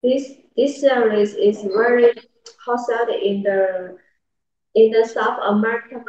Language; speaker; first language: English; non-native, learner; Chinese